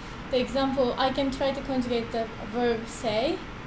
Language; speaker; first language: English; non-native, fluent; Japanese